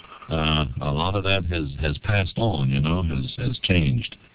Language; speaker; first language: English; early bilingual, other home language; French